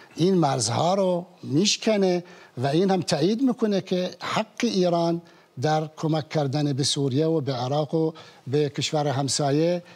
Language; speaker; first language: Persian; non-native, fluent; Arabic